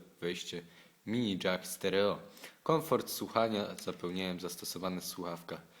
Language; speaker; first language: Polish; native; Polish